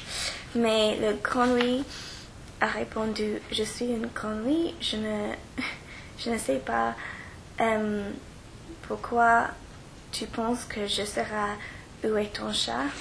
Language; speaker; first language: French; non-native, learner; English